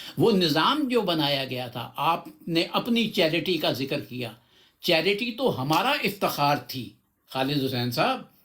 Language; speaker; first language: Urdu; non-native, local second language; Punjabi